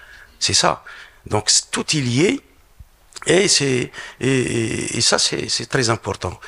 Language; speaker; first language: French; non-native, local second language; Arabic